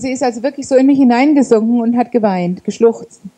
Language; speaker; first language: German; native; German